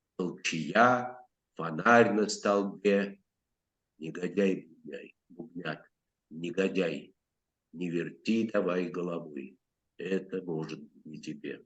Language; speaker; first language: Russian; native; Russian